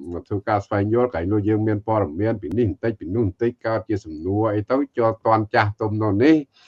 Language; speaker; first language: Khmer; native; Khmer